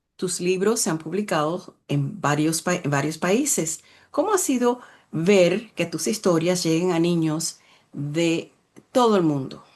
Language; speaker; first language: Spanish; early bilingual, other home language; English